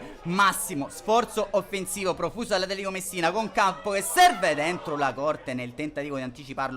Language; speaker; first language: Italian; native; Italian